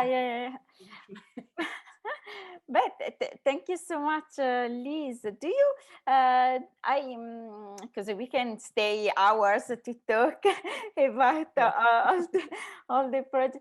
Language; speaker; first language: English; non-native, learner; Italian